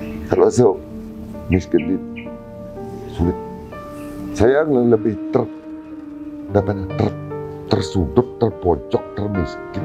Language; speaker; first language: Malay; non-native, local second language; Balinese